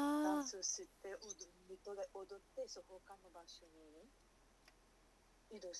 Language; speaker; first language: Japanese; non-native, learner; Nepali